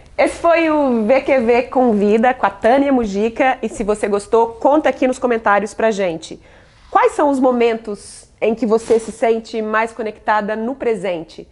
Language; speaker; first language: Portuguese; native; Portuguese